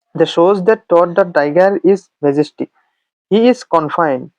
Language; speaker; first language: English; non-native, local second language; Assamese